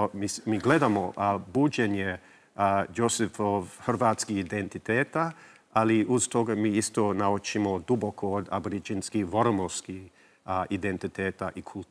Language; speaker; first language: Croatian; early bilingual, heritage; English